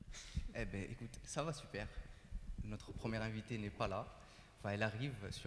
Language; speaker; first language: French; native; French